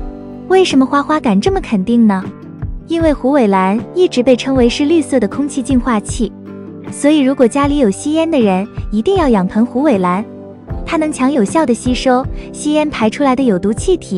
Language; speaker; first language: Chinese; native; Chinese